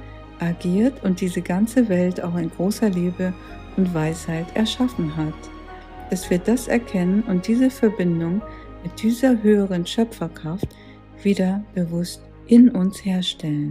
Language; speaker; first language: German; native; German